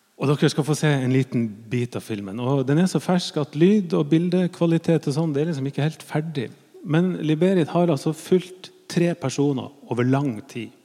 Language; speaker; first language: Norwegian; native; Norwegian